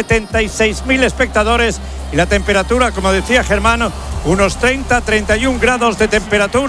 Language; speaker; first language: Spanish; native; Spanish